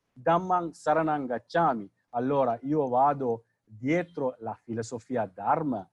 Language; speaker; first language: Italian; non-native, fluent; Sinhala